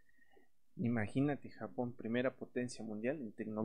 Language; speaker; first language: Spanish; native; Spanish